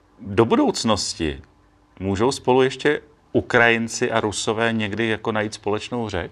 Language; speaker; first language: Czech; native; Czech